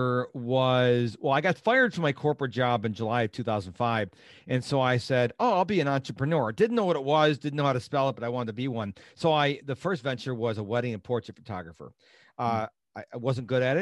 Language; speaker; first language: English; native; English